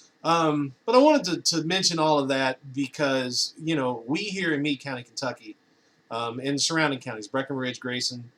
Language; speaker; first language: English; native; English